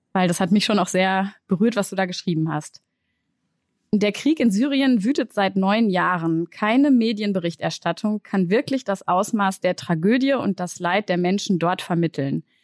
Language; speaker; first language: German; native; German